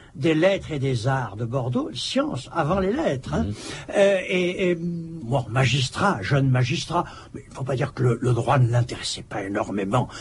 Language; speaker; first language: French; native; French